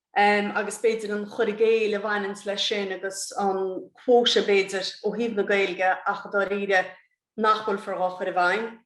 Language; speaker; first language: Irish; native; Irish